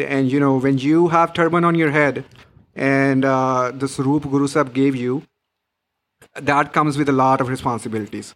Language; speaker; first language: English; non-native, local second language; Punjabi